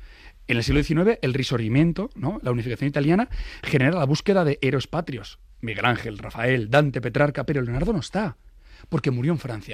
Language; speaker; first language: Spanish; native; Spanish